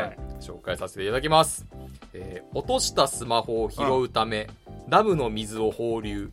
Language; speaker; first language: Japanese; native; Japanese